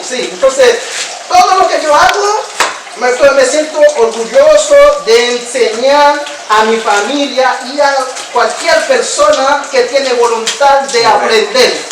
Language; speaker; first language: Spanish; non-native, learner; Haitian Creole